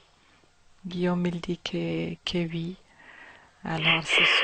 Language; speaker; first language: French; non-native, fluent; German